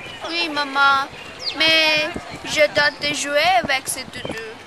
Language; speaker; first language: French; non-native, learner; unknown